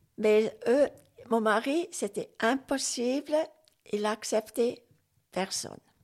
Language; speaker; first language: French; non-native, local second language; Swiss German